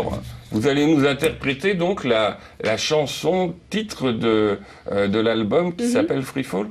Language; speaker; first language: French; native; French